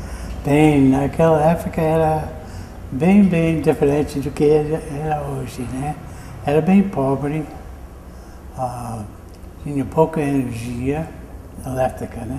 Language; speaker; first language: Portuguese; non-native, fluent; English